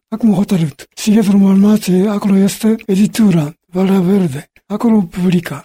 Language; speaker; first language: Romanian; non-native, learner; Japanese